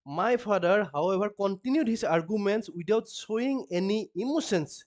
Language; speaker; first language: English; non-native, local second language; Assamese